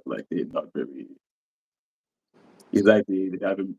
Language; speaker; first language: English; non-native, local second language; French